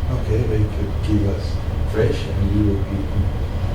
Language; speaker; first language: English; non-native, learner; Arabic